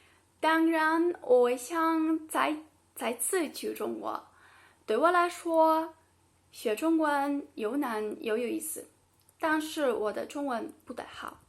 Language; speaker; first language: Chinese; non-native, learner; Greek